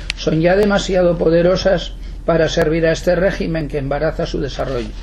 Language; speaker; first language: Spanish; non-native, local second language; Basque